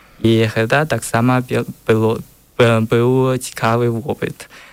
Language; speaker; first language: Belarusian; non-native, learner; Chinese